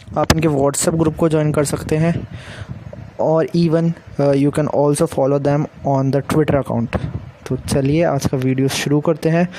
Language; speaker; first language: Hindi; native; Hindi